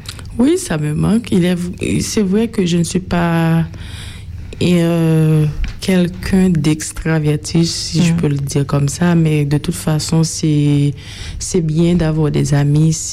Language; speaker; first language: French; non-native, local second language; Haitian Creole